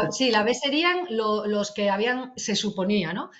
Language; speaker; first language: Spanish; native; Spanish